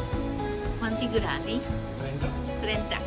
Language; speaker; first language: Italian; non-native, learner; Japanese